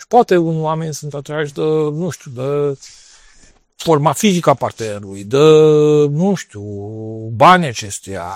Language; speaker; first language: Romanian; native; Romanian